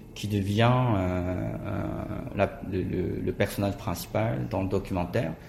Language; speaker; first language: French; non-native, fluent; Korean